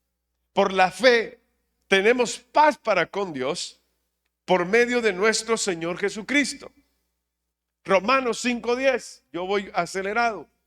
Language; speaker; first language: Spanish; native; Spanish